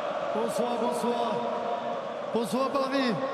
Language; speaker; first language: French; non-native, learner; Arabic